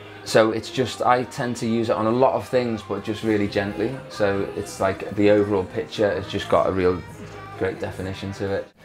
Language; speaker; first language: English; native; English